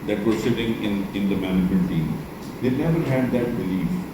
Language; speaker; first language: English; non-native, local second language; Urdu